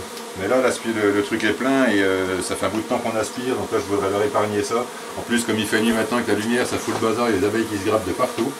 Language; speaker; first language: French; native; French